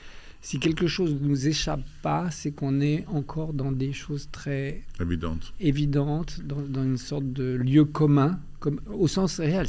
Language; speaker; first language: French; early bilingual, other home language; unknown